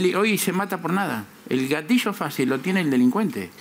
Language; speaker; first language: Spanish; native; Spanish